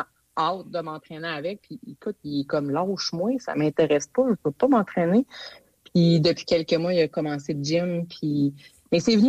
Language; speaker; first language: French; native; French